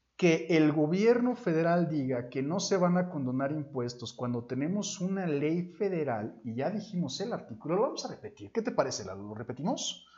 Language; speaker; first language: Spanish; native; Spanish